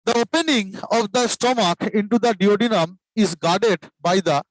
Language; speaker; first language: English; non-native, local second language; Bangla